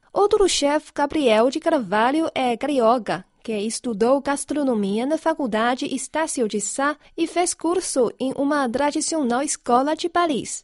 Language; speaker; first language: Portuguese; non-native, fluent; Chinese